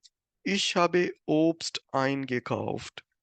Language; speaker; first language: German; non-native, fluent; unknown